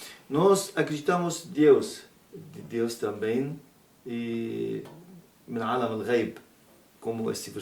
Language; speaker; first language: Portuguese; non-native, learner; Arabic